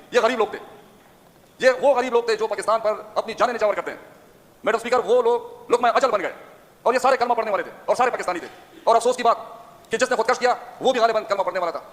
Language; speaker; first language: Urdu; non-native, local second language; Pashto